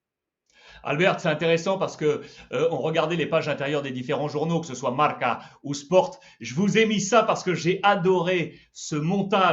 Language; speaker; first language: French; native; French